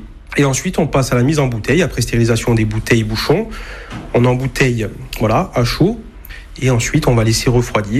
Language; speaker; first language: French; native; French